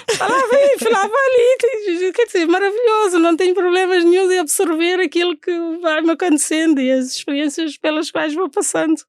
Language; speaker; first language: Portuguese; non-native, local second language; Fula